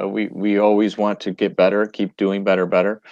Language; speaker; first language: English; native; English